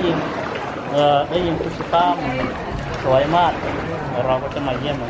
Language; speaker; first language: Thai; non-native, learner; Hmong